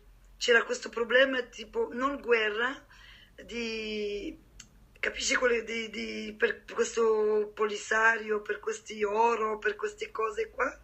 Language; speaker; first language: Italian; non-native, fluent; French